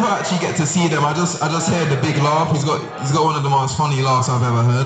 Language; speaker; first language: English; native; English